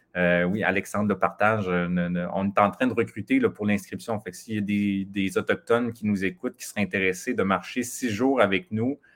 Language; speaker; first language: French; native; French